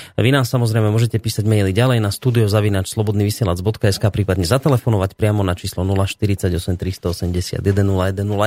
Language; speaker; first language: Slovak; native; Slovak